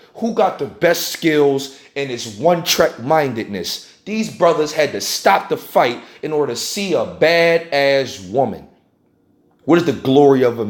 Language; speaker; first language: English; native; English